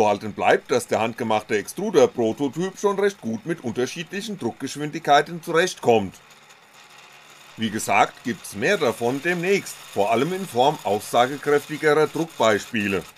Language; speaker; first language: German; native; German